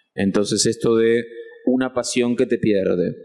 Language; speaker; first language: Spanish; native; Spanish